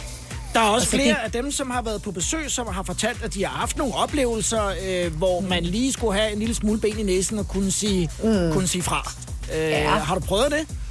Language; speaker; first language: Danish; native; Danish